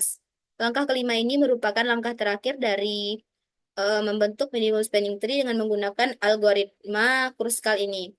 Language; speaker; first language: Indonesian; native; Indonesian